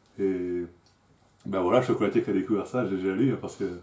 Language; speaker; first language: French; native; French